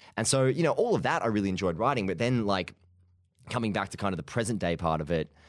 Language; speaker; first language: English; native; English